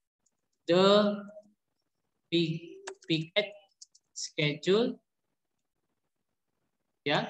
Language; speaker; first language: English; non-native, learner; Indonesian